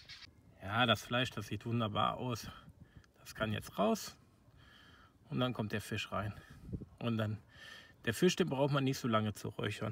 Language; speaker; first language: German; native; German